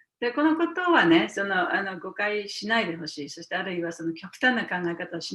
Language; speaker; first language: Japanese; native; Japanese